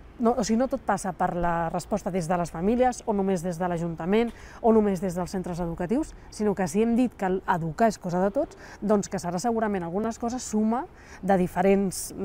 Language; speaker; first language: Catalan; native; Catalan